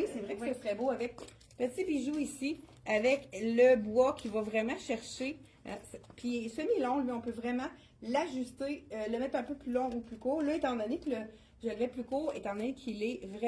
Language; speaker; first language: French; native; French